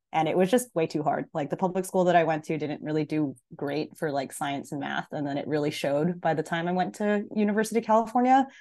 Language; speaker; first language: English; early bilingual, other home language; Filipino